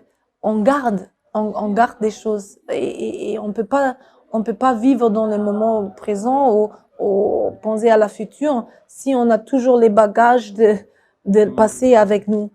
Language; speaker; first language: French; non-native, fluent; German